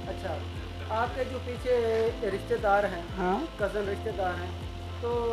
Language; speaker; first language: Hindi; native; Hindi